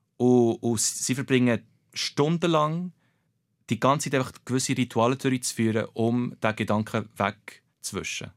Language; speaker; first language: German; early bilingual, other home language; Portuguese